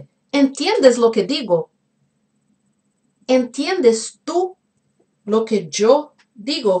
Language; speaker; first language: Spanish; non-native, fluent; Portuguese